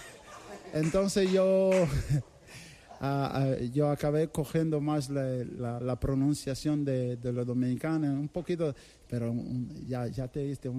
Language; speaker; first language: Spanish; non-native, fluent; English